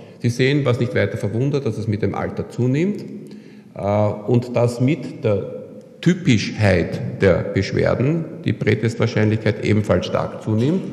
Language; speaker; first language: German; native; German